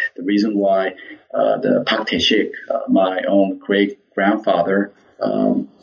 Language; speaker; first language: English; early bilingual, other home language; Korean